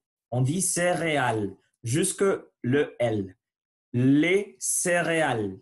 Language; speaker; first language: French; non-native, learner; Spanish